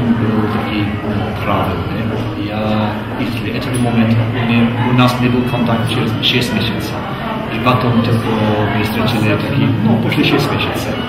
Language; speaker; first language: Russian; non-native, learner; English